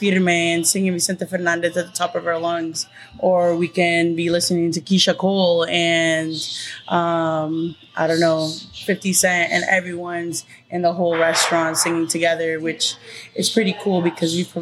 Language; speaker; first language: English; native; English